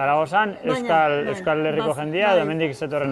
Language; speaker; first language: Basque; native; Basque